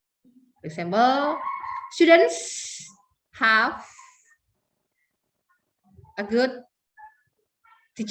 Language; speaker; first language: English; non-native, learner; Indonesian